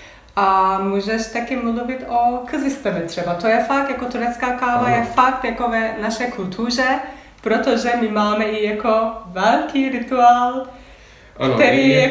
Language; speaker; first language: Czech; non-native, learner; Turkish